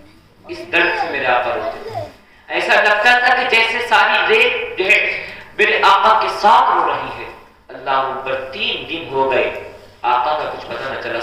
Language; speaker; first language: Urdu; native; Urdu